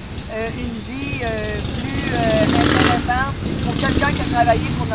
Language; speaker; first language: French; native; French